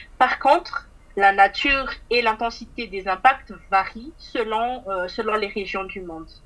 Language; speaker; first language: French; non-native, local second language; Malagasy